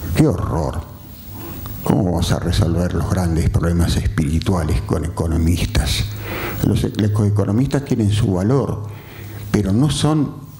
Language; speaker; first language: Spanish; native; Spanish